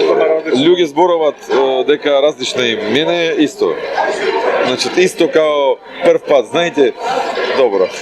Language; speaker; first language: Macedonian; non-native, fluent; Russian